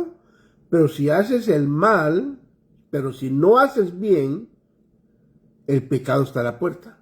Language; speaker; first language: Spanish; native; Spanish